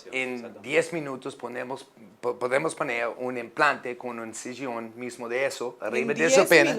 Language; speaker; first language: Spanish; non-native, learner; English